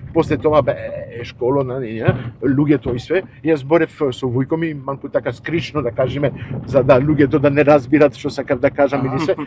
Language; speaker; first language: Macedonian; early bilingual, heritage; Macedonian